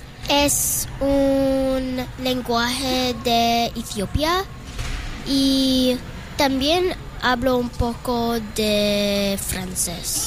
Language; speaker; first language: Spanish; non-native, learner; English